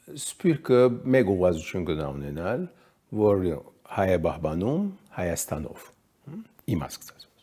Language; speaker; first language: Armenian; early bilingual, heritage; Armenian